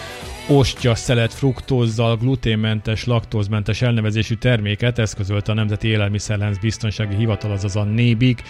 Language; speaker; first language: Hungarian; native; Hungarian